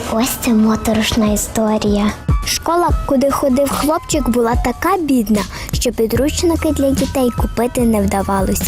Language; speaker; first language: Ukrainian; native; Ukrainian